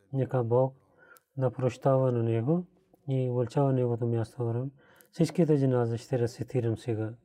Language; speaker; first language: Bulgarian; non-native, fluent; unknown